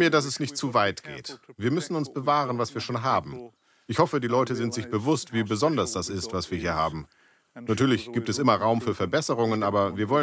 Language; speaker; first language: German; non-native, fluent; English